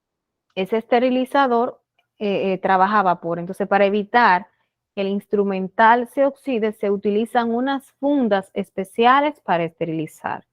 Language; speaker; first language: Spanish; native; Spanish